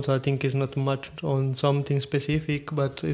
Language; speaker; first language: English; non-native, fluent; Italian